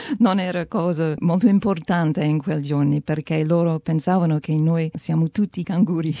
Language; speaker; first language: Italian; non-native, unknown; English